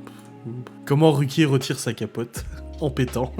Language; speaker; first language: French; native; French